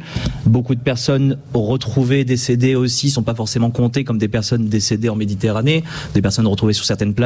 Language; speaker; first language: French; native; French